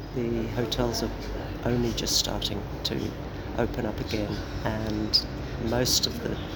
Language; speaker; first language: English; native; English